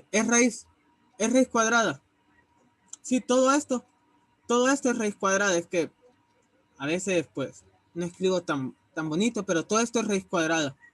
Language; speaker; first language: Spanish; native; Spanish